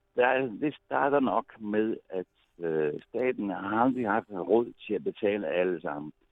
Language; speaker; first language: Danish; non-native, fluent; Italian